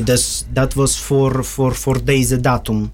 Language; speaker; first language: Dutch; non-native, learner; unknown